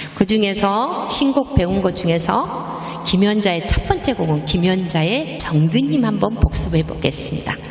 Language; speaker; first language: Korean; native; Korean